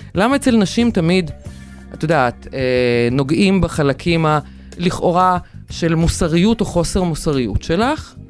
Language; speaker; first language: Hebrew; non-native, fluent; Lithuanian